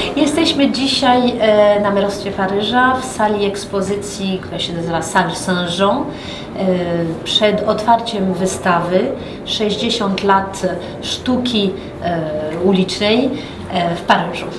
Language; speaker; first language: Polish; early bilingual, heritage; French